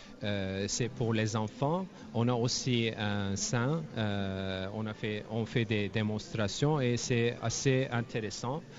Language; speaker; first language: French; non-native, fluent; Turkish